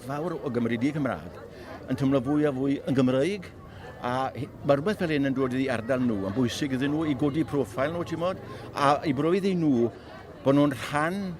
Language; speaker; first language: Welsh; native; Welsh